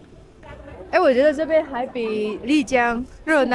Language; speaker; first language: Chinese; non-native, learner; Vietnamese